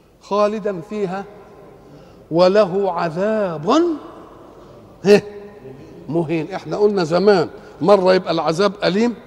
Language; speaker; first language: Arabic; native; Arabic